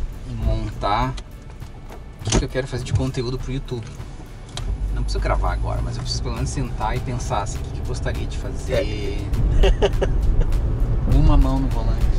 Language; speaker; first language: Portuguese; native; Portuguese